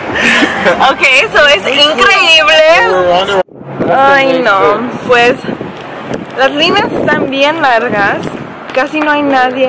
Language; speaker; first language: Spanish; early bilingual, heritage; Spanish